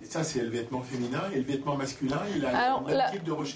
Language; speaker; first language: French; native; French